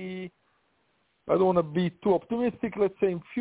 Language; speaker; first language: English; non-native, fluent; Italian